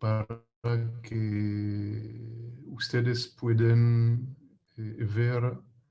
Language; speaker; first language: Spanish; non-native, fluent; French